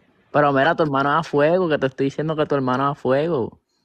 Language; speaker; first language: Spanish; native; Spanish